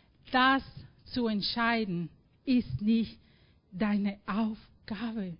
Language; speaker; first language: German; non-native, fluent; Spanish